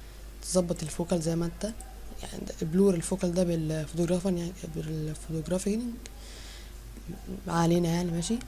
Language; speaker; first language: Arabic; native; Arabic